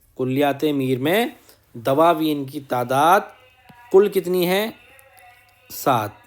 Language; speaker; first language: Urdu; native; Urdu